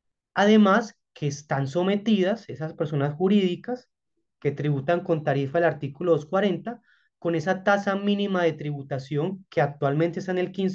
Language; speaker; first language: Spanish; native; Spanish